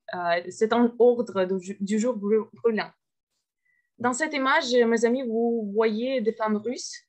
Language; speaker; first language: French; non-native, fluent; Russian